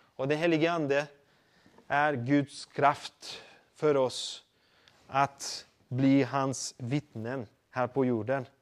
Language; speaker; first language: Swedish; non-native, fluent; Portuguese